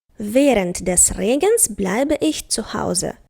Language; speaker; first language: German; non-native, fluent; Ukrainian